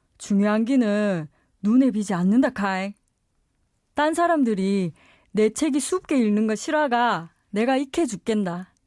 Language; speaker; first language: Korean; native; Korean